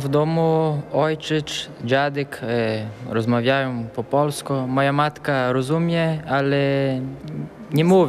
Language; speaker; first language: Polish; early bilingual, heritage; Portuguese